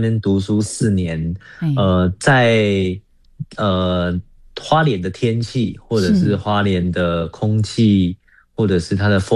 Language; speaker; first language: Chinese; native; Chinese